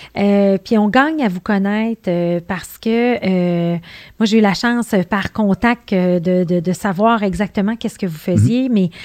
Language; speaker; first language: French; native; French